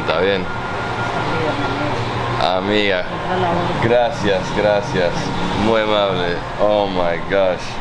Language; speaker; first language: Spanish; non-native, learner; English